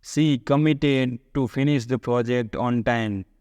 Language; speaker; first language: English; non-native, local second language; Gujarati